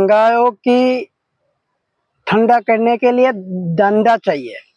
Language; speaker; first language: Hindi; non-native, local second language; Bangla